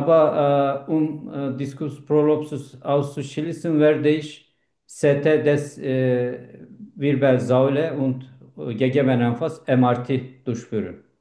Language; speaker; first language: German; non-native, learner; Turkish